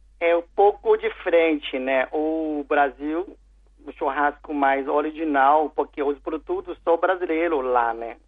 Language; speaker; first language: Portuguese; non-native, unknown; Chinese